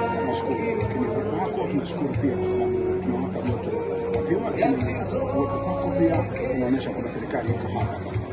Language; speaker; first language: Swahili; native; Swahili